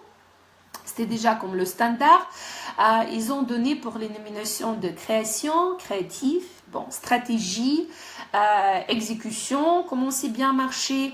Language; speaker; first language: French; non-native, fluent; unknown